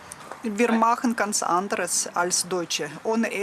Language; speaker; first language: German; non-native, learner; Russian